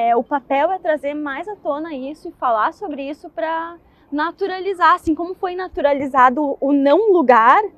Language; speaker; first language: Portuguese; native; Portuguese